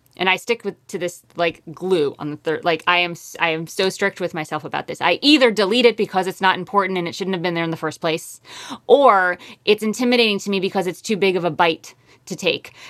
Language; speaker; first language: English; native; English